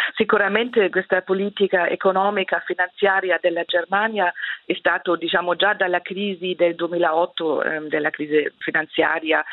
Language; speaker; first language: Italian; non-native, fluent; German